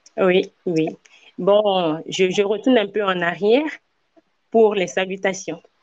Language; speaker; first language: French; non-native, local second language; Ewe